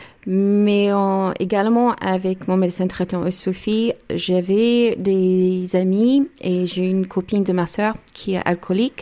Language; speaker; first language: French; non-native, learner; English